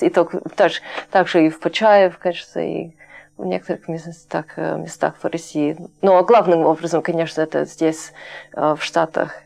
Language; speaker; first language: Russian; non-native, fluent; English